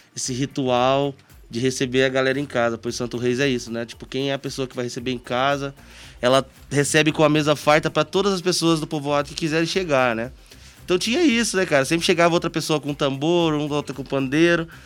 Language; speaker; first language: Portuguese; native; Portuguese